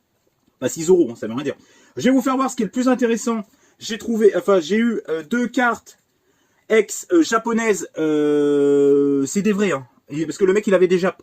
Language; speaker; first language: French; native; French